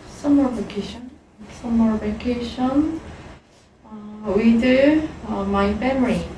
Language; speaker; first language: English; non-native, learner; Korean